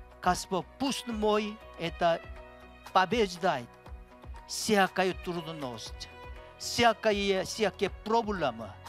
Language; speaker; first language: Russian; non-native, learner; Korean